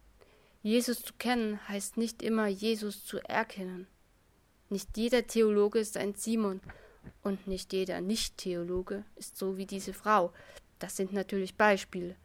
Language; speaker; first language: German; native; German